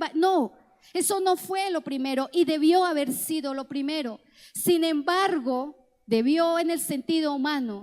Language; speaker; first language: Spanish; native; Spanish